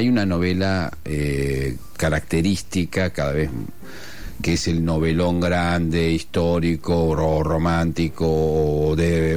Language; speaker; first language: Spanish; non-native, local second language; Asturian